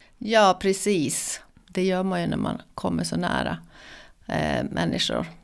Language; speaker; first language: Swedish; native; Swedish